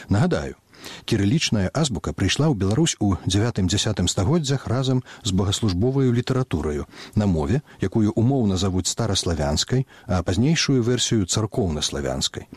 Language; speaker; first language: Belarusian; native; Belarusian